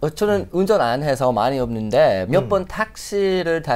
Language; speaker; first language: Korean; non-native, fluent; English